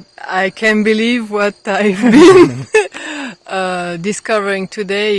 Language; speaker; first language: English; non-native, fluent; French